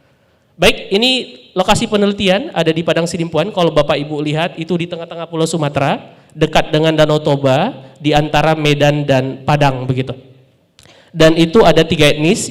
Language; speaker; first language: Indonesian; non-native, local second language; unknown